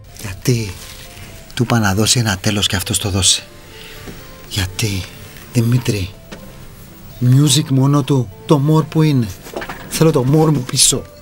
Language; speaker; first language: Greek; native; Greek